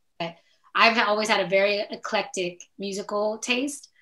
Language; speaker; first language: English; native; English